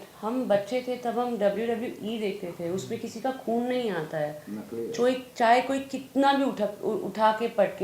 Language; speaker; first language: Hindi; native; Hindi